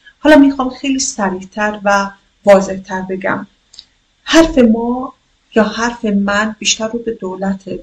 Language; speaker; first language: Persian; non-native, local second language; Kurdish